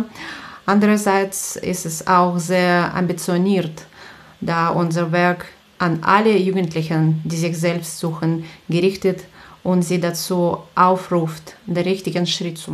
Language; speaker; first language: German; non-native, fluent; Russian